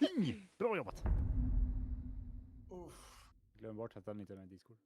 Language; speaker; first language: Swedish; native; Swedish